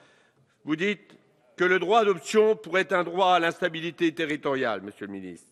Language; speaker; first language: French; native; French